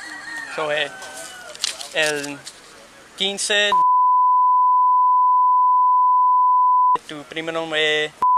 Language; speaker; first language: Spanish; early bilingual, heritage; Spanish